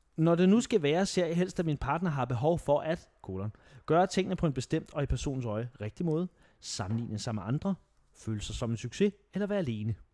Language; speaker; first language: Danish; native; Danish